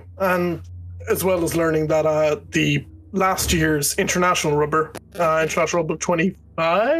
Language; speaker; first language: English; native; English